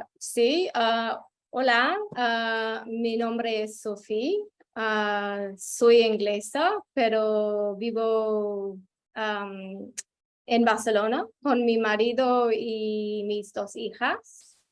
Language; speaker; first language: Spanish; non-native, fluent; English